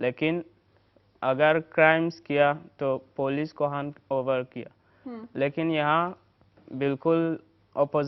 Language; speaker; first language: Hindi; non-native, learner; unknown